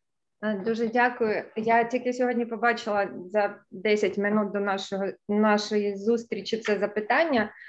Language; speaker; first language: Ukrainian; non-native, local second language; Russian